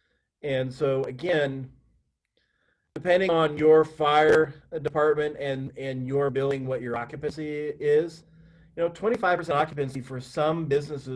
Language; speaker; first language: English; native; English